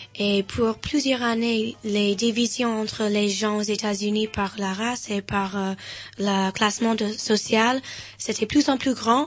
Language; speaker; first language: French; non-native, fluent; English